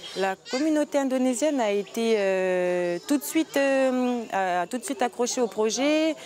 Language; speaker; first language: French; native; French